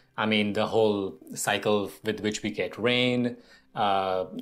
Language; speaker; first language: English; non-native, local second language; Gujarati